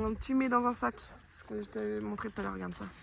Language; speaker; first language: French; native; French